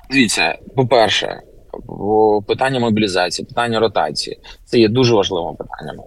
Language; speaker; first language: Ukrainian; native; Ukrainian